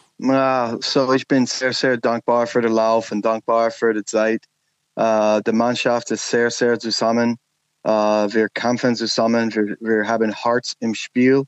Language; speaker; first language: German; non-native, learner; English